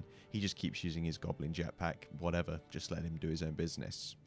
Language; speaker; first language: English; native; English